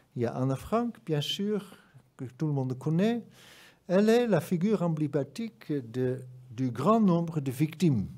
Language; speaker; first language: French; non-native, fluent; Dutch